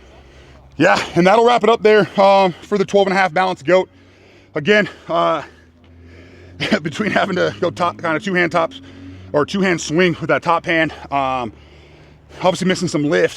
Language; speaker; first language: English; native; English